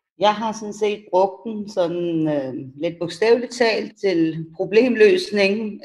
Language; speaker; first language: Danish; early bilingual, other home language; Persian